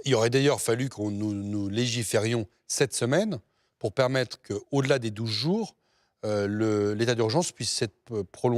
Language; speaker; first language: French; native; French